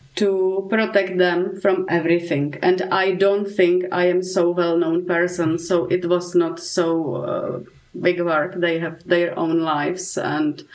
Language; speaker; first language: English; non-native, fluent; Czech